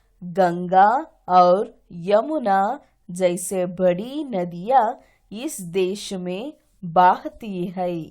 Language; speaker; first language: Hindi; non-native, local second language; Kannada